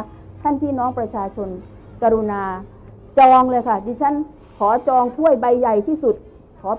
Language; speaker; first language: Thai; native; Thai